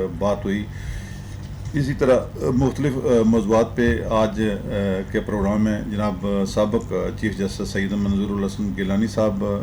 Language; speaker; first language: Urdu; non-native, local second language; Punjabi